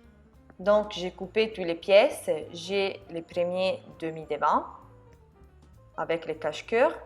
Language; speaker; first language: French; non-native, fluent; Italian